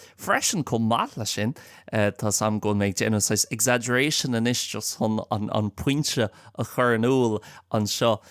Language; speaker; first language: Irish; non-native, local second language; English